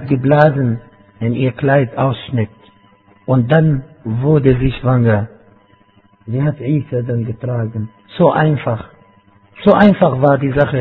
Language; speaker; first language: German; non-native, fluent; Arabic